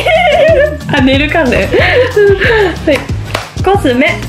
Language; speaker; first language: Japanese; native; Japanese